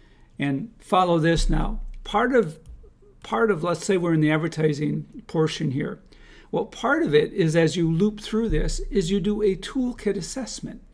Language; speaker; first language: English; native; English